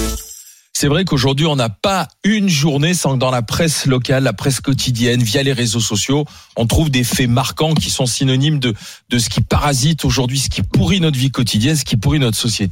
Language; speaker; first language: French; native; French